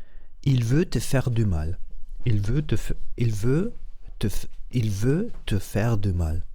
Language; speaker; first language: French; non-native, learner; Spanish